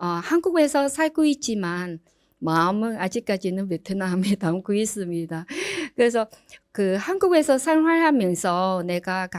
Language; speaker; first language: Korean; non-native, learner; Vietnamese